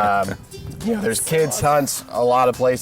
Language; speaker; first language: English; native; English